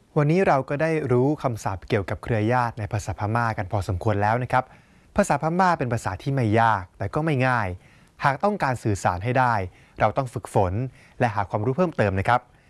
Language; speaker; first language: Thai; native; Thai